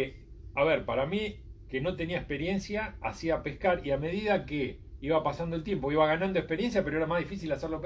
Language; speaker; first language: Spanish; native; Spanish